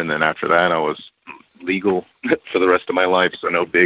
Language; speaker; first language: English; native; English